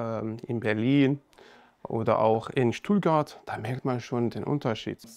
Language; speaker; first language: German; non-native, fluent; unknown